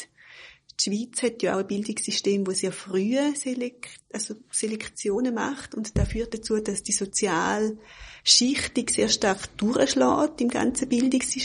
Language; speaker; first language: German; native; German